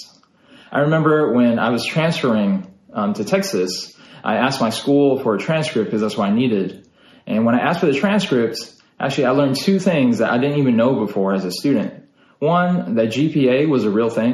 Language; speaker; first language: English; native; English